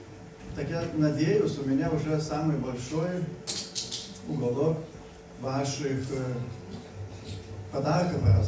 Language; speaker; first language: Russian; non-native, fluent; Lithuanian